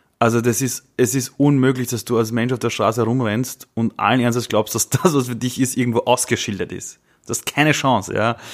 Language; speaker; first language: German; early bilingual, other home language; Persian